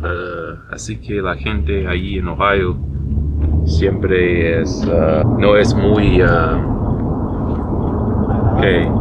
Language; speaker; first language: Spanish; non-native, learner; English